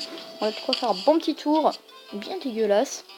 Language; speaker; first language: French; native; French